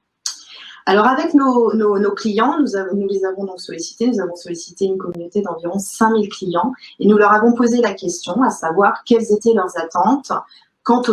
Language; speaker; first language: French; native; French